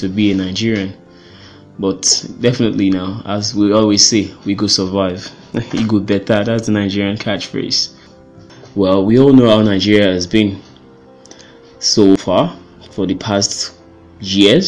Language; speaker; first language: English; non-native, local second language; Yoruba